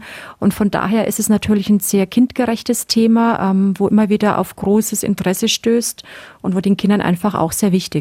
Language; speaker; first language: German; native; German